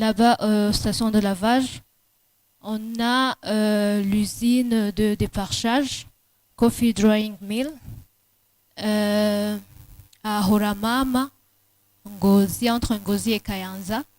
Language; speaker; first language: French; non-native, local second language; Rundi